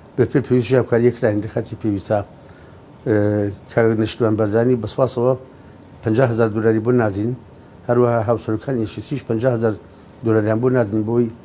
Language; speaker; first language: Central Kurdish; non-native, local second language; Gurani